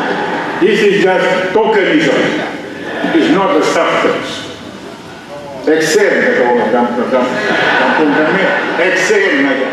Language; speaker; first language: English; non-native, local second language; Malay